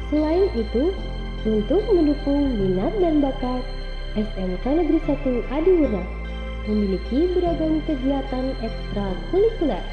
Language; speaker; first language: Indonesian; native; Indonesian